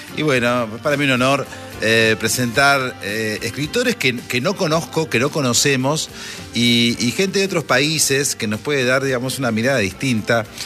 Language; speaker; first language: Spanish; native; Spanish